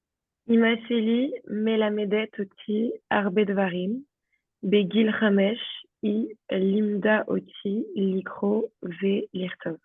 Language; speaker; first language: Hebrew; non-native, learner; French